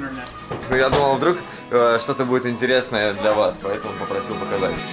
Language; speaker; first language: Russian; native; Russian